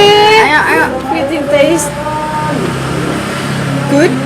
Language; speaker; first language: English; non-native, learner; Indonesian